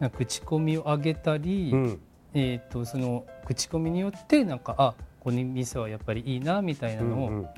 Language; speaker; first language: Japanese; non-native, fluent; Filipino